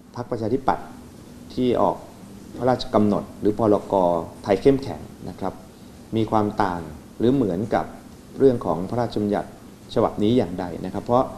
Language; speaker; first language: Thai; native; Thai